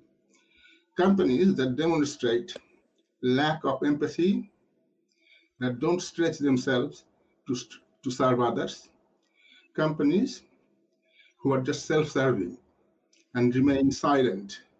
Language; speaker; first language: English; non-native, local second language; Bangla